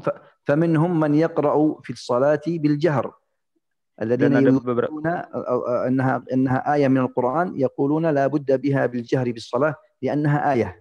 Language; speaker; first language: Arabic; non-native, fluent; Indonesian